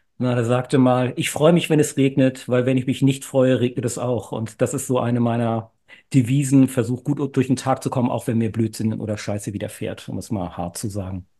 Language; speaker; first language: German; native; German